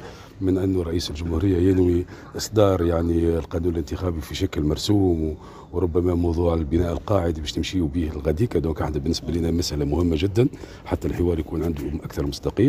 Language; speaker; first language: Arabic; native; Arabic